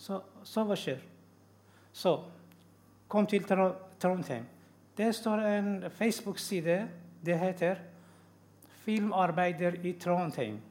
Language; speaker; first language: Norwegian; non-native, learner; Persian